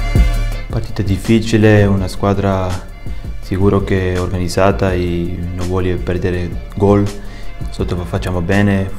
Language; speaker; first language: Italian; non-native, learner; Spanish